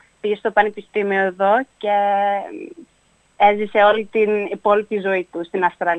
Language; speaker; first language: Greek; early bilingual, heritage; Greek